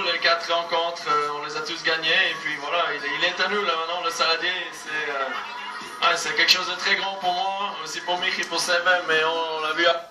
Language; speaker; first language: French; non-native, local second language; German